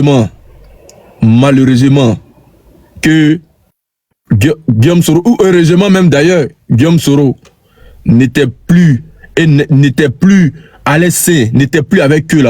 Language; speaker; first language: French; native; French